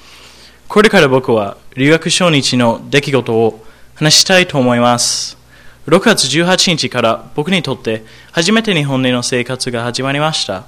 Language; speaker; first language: Japanese; non-native, learner; English